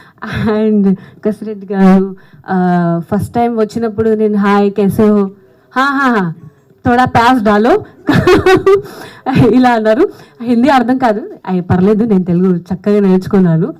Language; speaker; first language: Telugu; non-native, local second language; Hindi